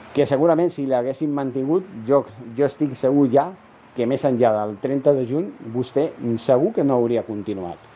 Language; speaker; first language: Catalan; non-native, local second language; Spanish